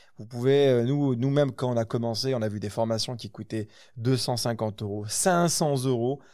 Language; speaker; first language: French; early bilingual, other home language; Arabic